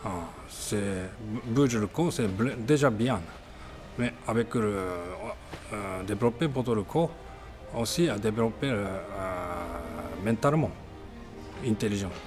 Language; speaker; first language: French; non-native, learner; Japanese